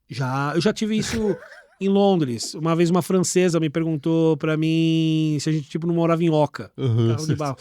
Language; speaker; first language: Portuguese; native; Portuguese